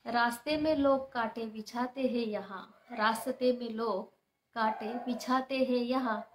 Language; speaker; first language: Hindi; non-native, local second language; Marathi